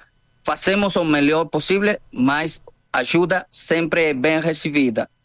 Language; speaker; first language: Portuguese; non-native, fluent; Spanish